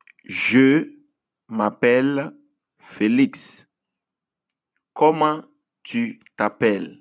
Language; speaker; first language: French; non-native, fluent; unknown